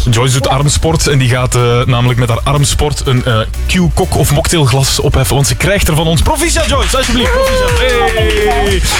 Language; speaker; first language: Dutch; native; Dutch